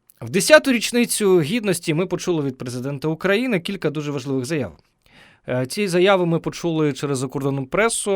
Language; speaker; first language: Ukrainian; native; Ukrainian